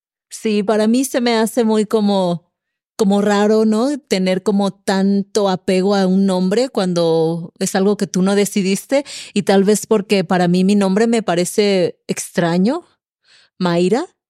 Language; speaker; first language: Spanish; native; Spanish